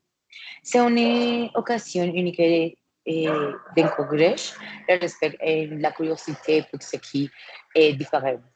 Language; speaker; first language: French; non-native, learner; Spanish